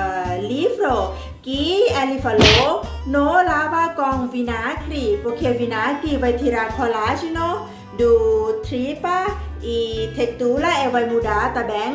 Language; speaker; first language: Portuguese; non-native, learner; Thai